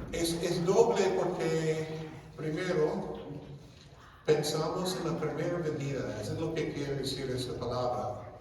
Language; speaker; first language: Spanish; non-native, fluent; English